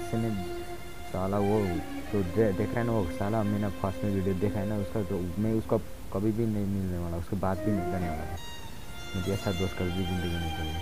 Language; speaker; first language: Hindi; non-native, local second language; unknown